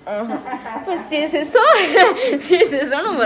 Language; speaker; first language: Spanish; non-native, learner; French